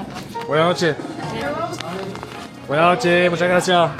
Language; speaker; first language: Spanish; non-native, learner; French